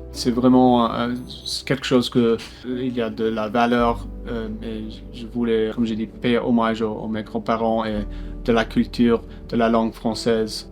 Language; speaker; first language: French; non-native, local second language; English